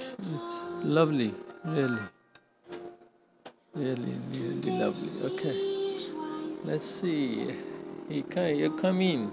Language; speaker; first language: English; non-native, learner; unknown